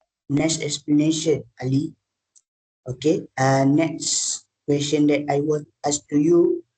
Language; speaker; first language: English; non-native, learner; Malay